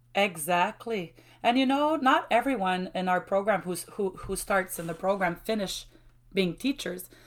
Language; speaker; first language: English; non-native, fluent; French